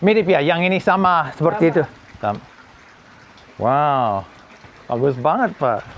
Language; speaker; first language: Indonesian; non-native, fluent; English